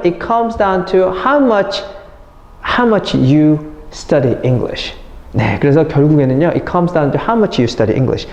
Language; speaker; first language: English; non-native, fluent; Korean